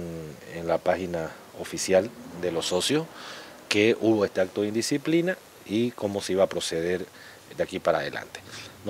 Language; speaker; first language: Spanish; native; Spanish